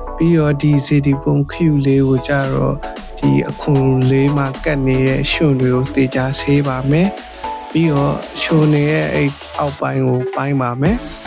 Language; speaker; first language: Burmese; native; Burmese